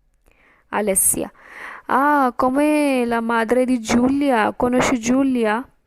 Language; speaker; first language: Italian; non-native, fluent; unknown